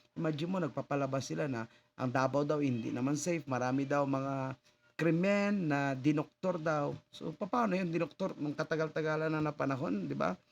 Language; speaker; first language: Filipino; non-native, local second language; Cebuano